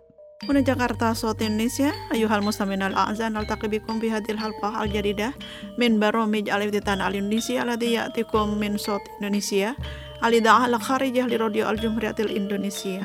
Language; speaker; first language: Arabic; non-native, fluent; Indonesian